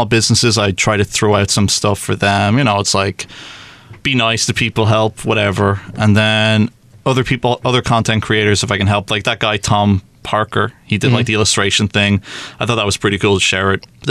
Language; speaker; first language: English; native; English